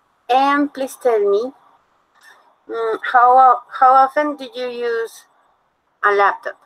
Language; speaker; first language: English; non-native, learner; Spanish